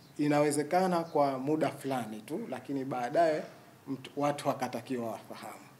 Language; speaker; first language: Swahili; native; Swahili